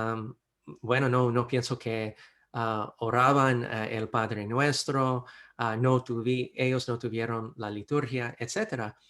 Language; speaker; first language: Spanish; non-native, fluent; English